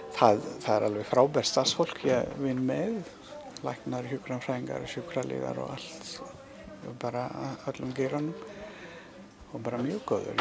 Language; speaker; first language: Icelandic; non-native, fluent; Marathi